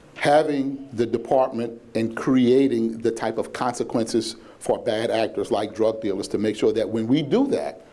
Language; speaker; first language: English; native; English